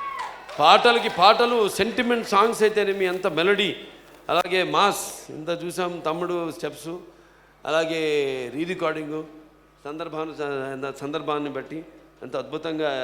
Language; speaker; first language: Telugu; native; Telugu